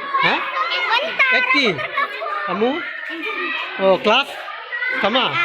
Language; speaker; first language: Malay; non-native, learner; Bangla